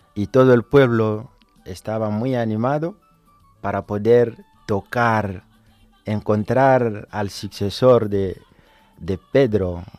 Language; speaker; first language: Spanish; non-native, fluent; French